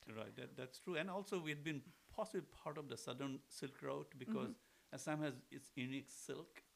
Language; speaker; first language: English; non-native, local second language; Assamese